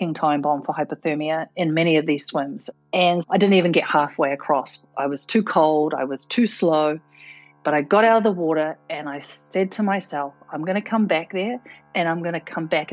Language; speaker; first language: English; native; English